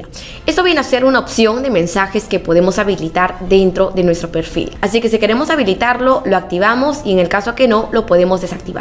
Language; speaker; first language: Spanish; native; Spanish